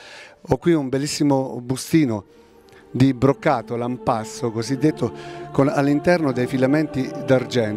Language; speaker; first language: Italian; native; Italian